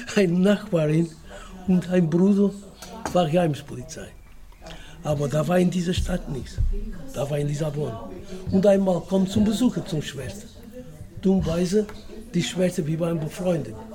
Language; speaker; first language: German; non-native, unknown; Portuguese